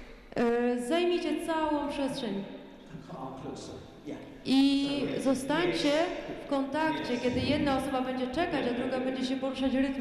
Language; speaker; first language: Polish; native; Polish